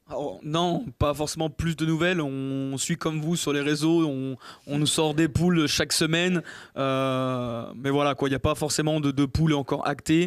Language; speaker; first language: French; native; French